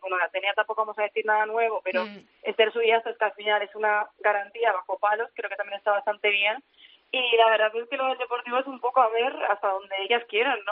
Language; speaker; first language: Spanish; native; Spanish